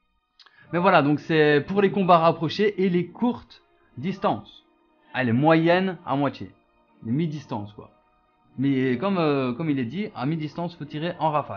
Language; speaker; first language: French; native; French